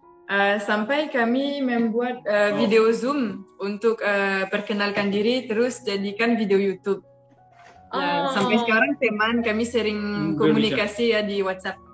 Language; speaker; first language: Indonesian; non-native, fluent; French